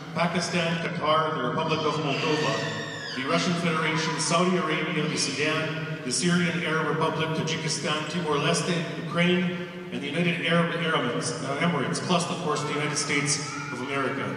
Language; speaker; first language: English; early bilingual, other home language; Ukrainian